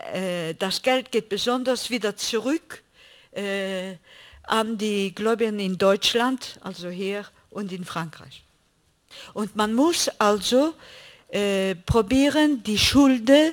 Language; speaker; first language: German; non-native, fluent; Greek